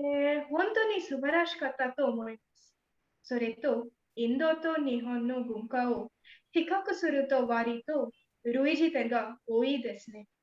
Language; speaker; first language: Japanese; non-native, fluent; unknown